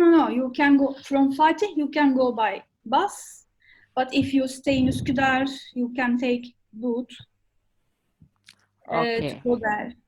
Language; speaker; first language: English; non-native, fluent; Turkish